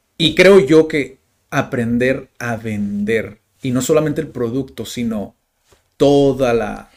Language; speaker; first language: Spanish; native; Spanish